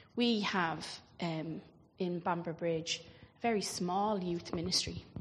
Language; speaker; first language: English; native; English